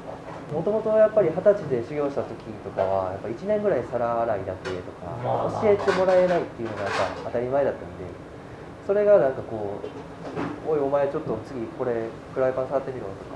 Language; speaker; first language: Japanese; native; Japanese